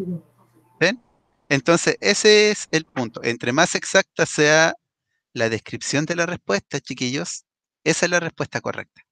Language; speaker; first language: Spanish; native; Spanish